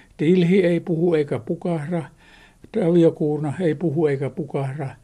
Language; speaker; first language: Finnish; native; Finnish